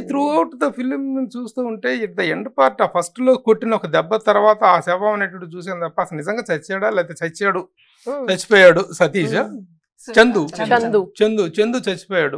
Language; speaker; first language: Telugu; native; Telugu